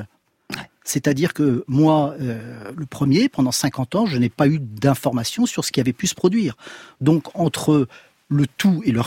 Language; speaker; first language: French; native; French